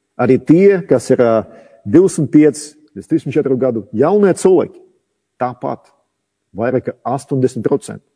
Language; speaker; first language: Latvian; non-native, local second language; Russian